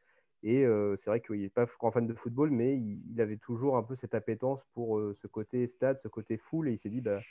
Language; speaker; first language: French; native; French